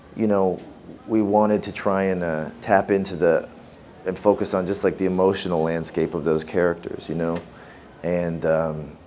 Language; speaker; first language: English; native; English